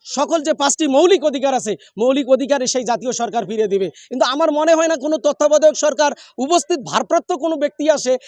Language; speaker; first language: Bangla; native; Bangla